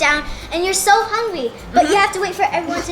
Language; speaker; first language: English; non-native, fluent; Japanese